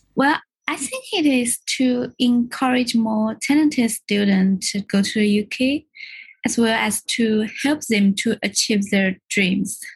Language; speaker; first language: English; non-native, learner; Chinese